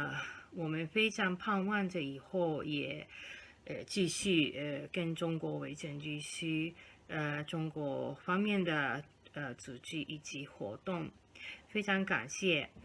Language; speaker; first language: Chinese; non-native, fluent; Japanese